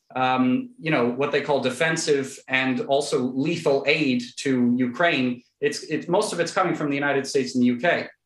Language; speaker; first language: English; native; English